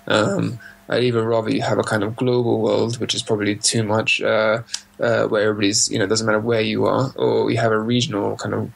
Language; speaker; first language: English; native; English